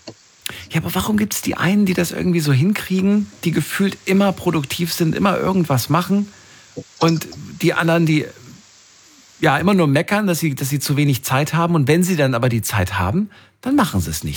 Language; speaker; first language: German; native; German